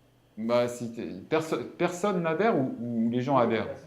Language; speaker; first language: French; native; French